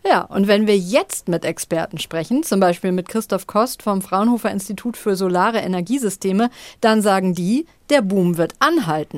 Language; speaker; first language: German; native; German